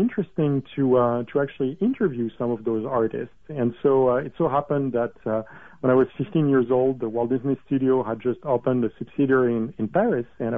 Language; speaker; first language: English; non-native, fluent; French